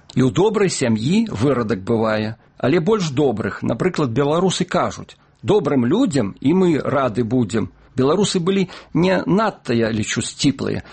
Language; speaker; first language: Belarusian; native; Belarusian